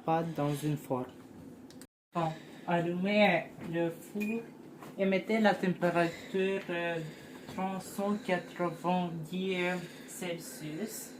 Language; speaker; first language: French; non-native, learner; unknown